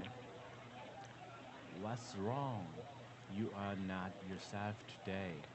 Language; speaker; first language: English; non-native, learner; Korean